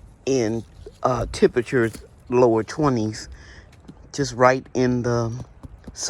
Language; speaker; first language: English; native; English